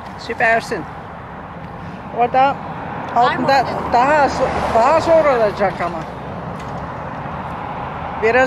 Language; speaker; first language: Turkish; non-native, learner; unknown